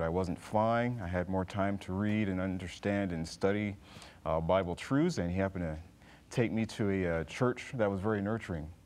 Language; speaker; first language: English; native; English